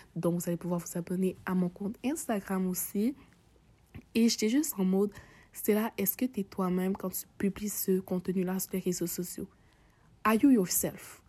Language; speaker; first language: French; early bilingual, other home language; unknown